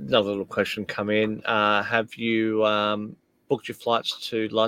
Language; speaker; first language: English; native; English